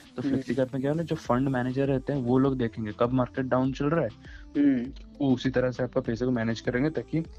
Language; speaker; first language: Hindi; non-native, local second language; Odia